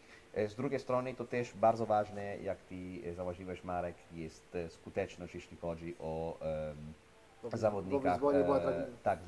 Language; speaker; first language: Polish; non-native, fluent; Italian